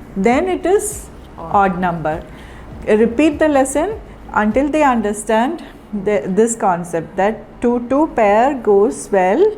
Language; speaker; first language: English; non-native, local second language; Malayalam